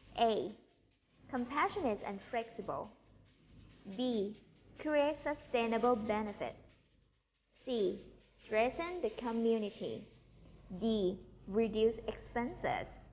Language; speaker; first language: English; non-native, fluent; Thai